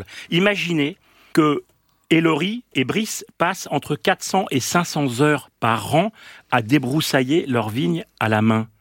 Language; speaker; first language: French; native; French